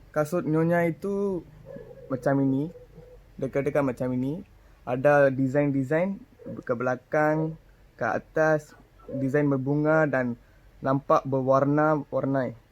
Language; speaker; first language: Malay; non-native, local second language; Tamil